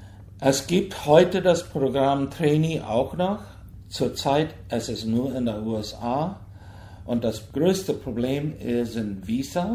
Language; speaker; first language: German; early bilingual, heritage; German